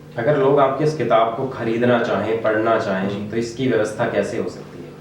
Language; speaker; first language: Hindi; native; Hindi